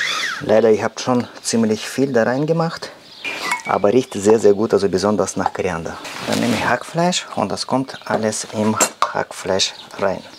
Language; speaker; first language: German; non-native, learner; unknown